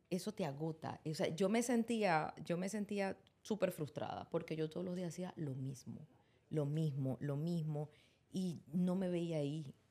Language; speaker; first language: Spanish; native; Spanish